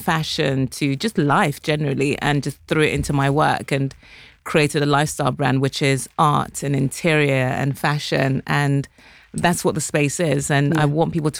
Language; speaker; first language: English; native; English